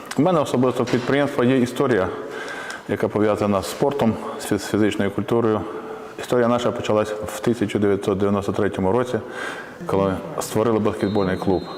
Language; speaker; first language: Ukrainian; native; Ukrainian